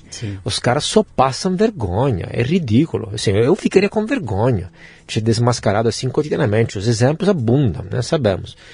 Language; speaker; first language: Portuguese; non-native, fluent; Italian